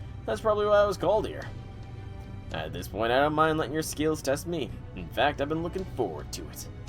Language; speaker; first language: English; native; English